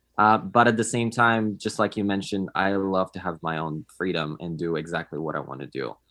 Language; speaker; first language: English; non-native, fluent; Polish